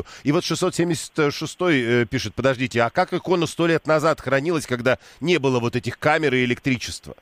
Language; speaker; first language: Russian; native; Russian